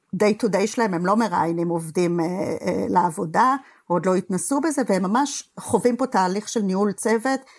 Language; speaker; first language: Hebrew; native; Hebrew